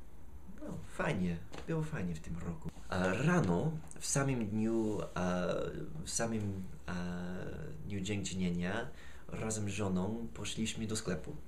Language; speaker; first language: Polish; non-native, fluent; English